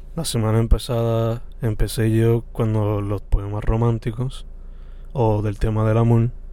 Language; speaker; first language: Spanish; native; Spanish